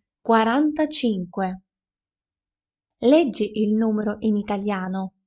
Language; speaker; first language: Italian; non-native, fluent; Ukrainian